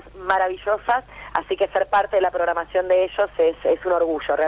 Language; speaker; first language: Spanish; native; Spanish